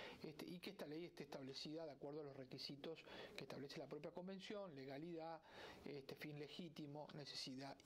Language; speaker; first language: Spanish; native; Spanish